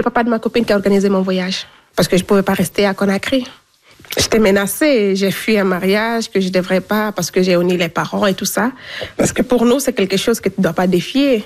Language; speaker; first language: French; non-native, local second language; Fula